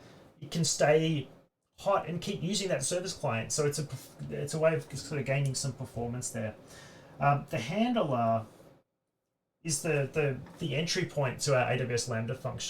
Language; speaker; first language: English; native; English